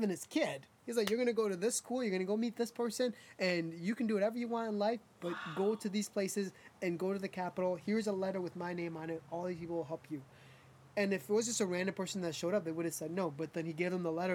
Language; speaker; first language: English; early bilingual, other home language; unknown